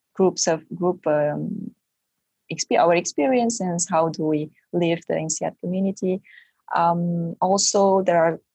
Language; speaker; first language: English; non-native, fluent; Romanian